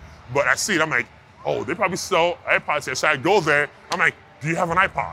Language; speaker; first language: English; non-native, local second language; Yoruba